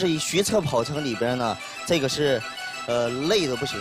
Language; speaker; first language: Chinese; native; Chinese